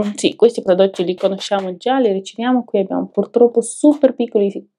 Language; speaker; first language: Italian; non-native, fluent; Ukrainian